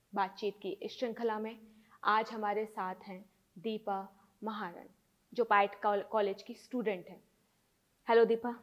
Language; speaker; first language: Hindi; native; Hindi